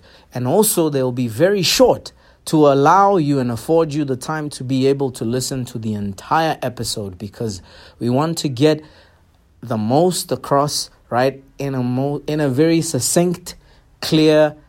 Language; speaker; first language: English; non-native, local second language; Zulu